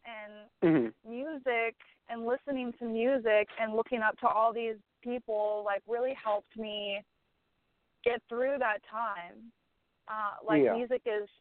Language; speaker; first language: English; native; English